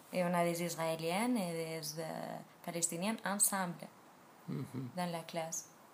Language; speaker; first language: French; non-native, fluent; Spanish